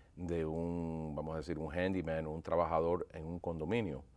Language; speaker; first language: Spanish; early bilingual, heritage; Spanish